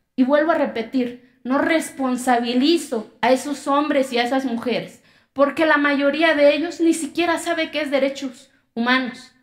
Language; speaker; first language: Spanish; non-native, local second language; Zapotec